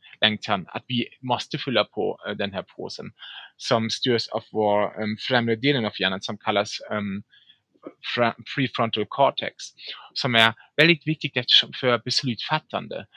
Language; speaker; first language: Swedish; non-native, fluent; German